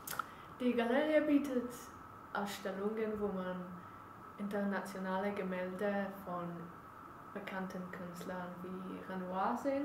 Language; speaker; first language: German; non-native, learner; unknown